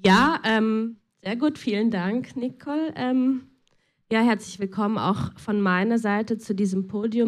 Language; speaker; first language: German; native; German